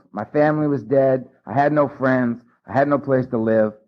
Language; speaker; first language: English; native; English